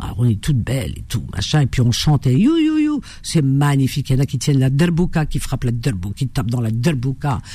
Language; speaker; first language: French; early bilingual, other home language; Arabic